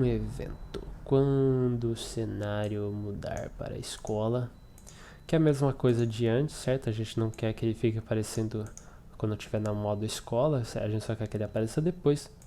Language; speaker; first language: Portuguese; native; Portuguese